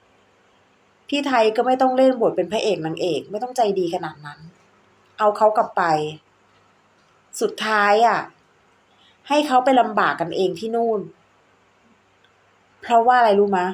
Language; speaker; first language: Thai; native; Thai